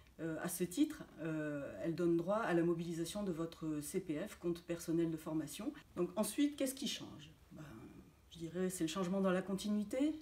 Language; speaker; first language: French; native; French